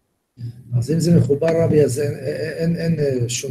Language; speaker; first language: Hebrew; non-native, learner; English